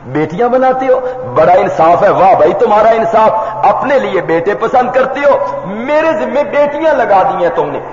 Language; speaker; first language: Urdu; non-native, local second language; Punjabi